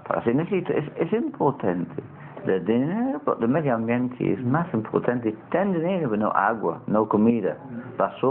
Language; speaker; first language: Spanish; non-native, learner; English